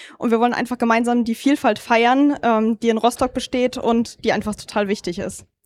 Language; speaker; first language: German; native; German